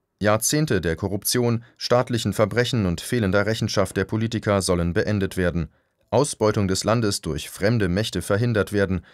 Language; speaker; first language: German; native; German